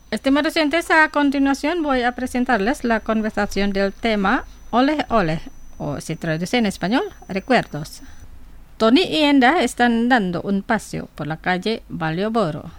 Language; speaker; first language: Spanish; non-native, fluent; Indonesian